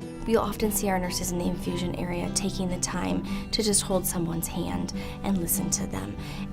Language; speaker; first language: English; native; English